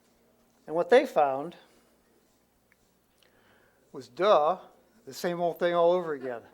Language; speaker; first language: English; native; English